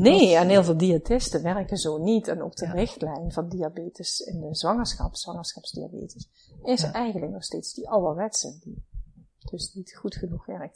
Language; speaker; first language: Dutch; native; Dutch